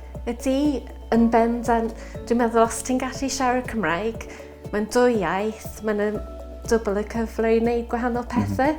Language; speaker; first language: Welsh; non-native, fluent; English